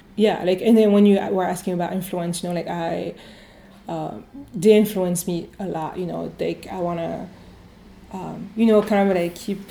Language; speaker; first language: English; non-native, fluent; French